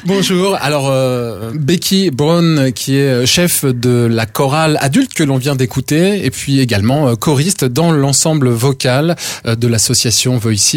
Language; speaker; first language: French; native; French